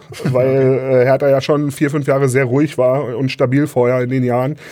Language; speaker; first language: German; native; German